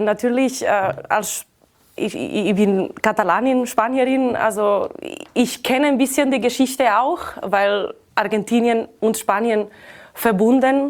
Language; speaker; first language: German; non-native, fluent; Catalan